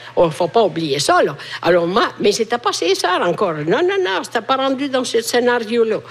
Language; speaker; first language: French; native; French